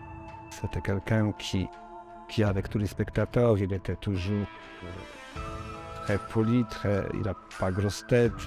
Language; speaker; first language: French; non-native, learner; Polish